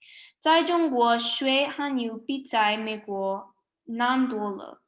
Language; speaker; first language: Chinese; non-native, learner; English